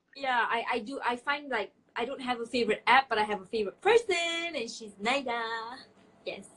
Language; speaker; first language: English; non-native, local second language; Malay